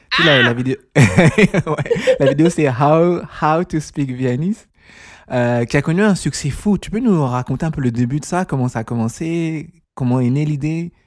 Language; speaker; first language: French; native; French